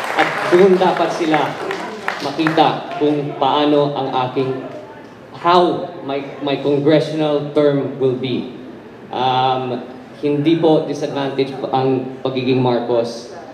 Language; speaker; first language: Filipino; native; Filipino